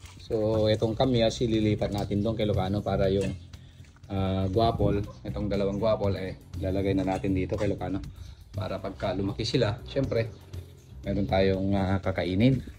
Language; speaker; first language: Filipino; non-native, local second language; Iloko